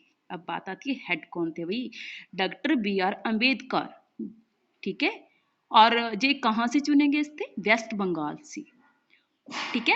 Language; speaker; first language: Hindi; non-native, local second language; Punjabi